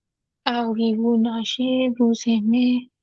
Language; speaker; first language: French; non-native, learner; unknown